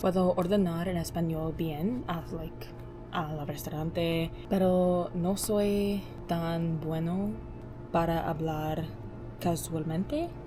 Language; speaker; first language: Spanish; non-native, learner; English